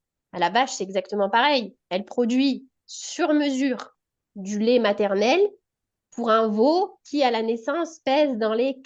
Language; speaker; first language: French; native; French